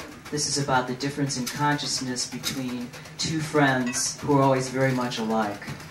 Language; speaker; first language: English; early bilingual, other home language; Spanish